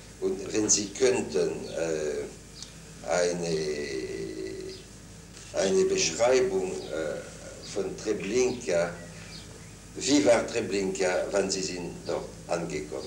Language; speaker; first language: German; non-native, fluent; French